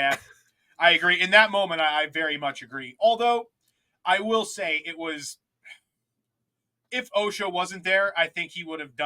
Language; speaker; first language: English; native; English